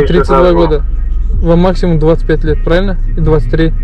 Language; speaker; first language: Russian; native; Russian